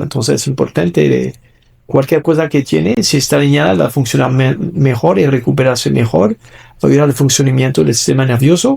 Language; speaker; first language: Spanish; non-native, fluent; French